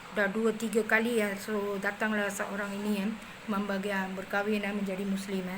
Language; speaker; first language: Malay; non-native, local second language; Tamil